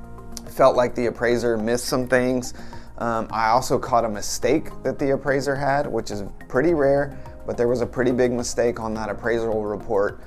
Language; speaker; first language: English; native; English